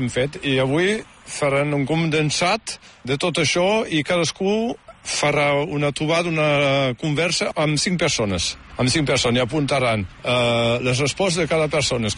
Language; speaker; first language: Catalan; native; Catalan